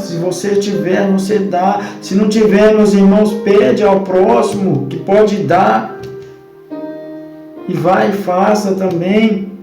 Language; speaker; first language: Portuguese; native; Portuguese